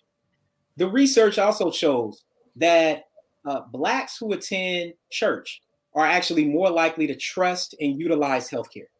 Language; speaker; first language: English; native; English